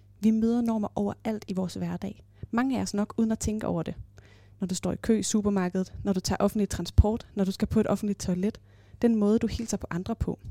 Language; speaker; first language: Danish; native; Danish